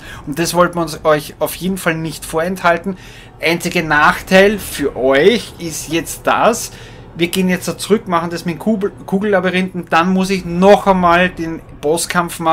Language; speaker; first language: German; native; German